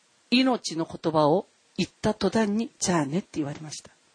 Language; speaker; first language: Japanese; non-native, fluent; Korean